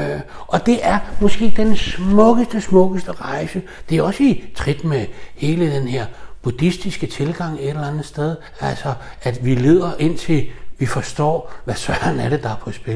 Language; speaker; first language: Danish; native; Danish